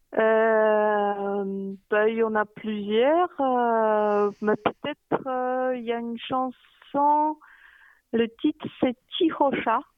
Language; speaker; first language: French; non-native, fluent; Polish